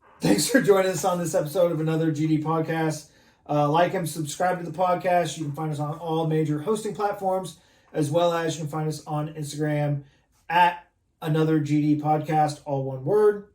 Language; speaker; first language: English; native; English